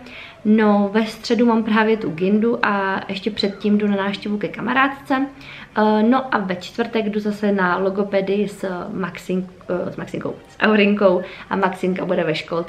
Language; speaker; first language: Czech; native; Czech